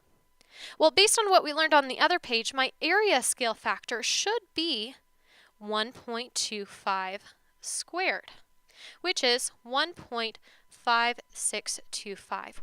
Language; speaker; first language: English; native; English